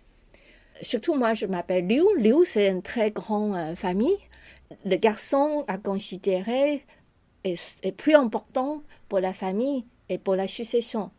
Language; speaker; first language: French; non-native, fluent; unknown